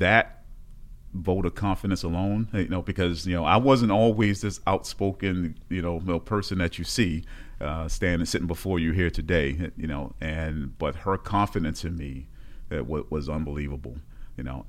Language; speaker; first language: English; native; English